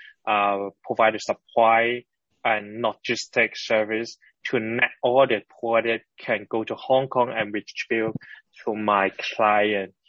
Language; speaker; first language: English; non-native, local second language; Cantonese